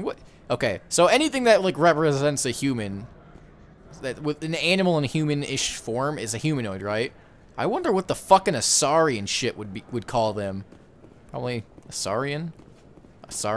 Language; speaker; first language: English; native; English